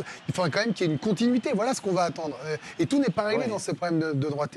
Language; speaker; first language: French; native; French